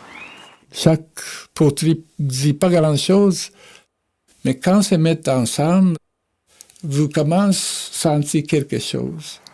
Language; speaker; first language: French; non-native, fluent; Japanese